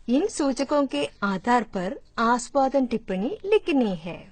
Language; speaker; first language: Hindi; non-native, local second language; Malayalam